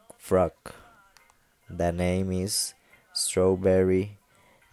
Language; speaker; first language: English; non-native, fluent; Spanish